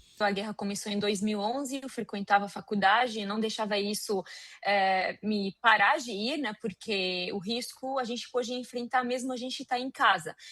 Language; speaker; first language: Portuguese; non-native, fluent; Arabic